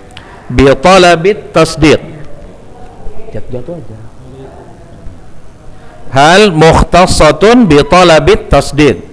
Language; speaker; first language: Arabic; non-native, fluent; Indonesian